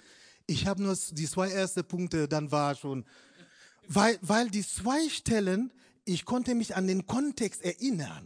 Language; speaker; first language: German; non-native, fluent; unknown